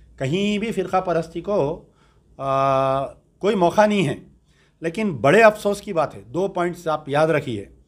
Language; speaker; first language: Hindi; native; Hindi